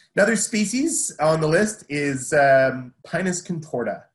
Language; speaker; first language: English; native; English